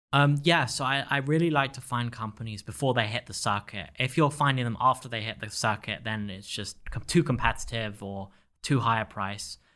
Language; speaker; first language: English; native; English